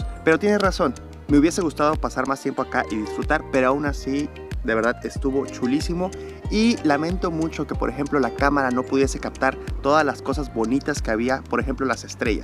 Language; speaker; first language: Spanish; native; Spanish